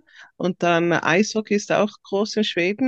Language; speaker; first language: German; non-native, fluent; Swedish